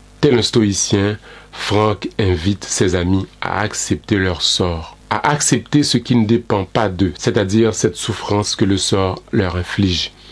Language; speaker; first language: French; non-native, local second language; Haitian Creole